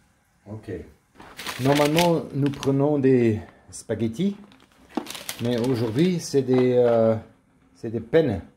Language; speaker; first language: French; non-native, learner; German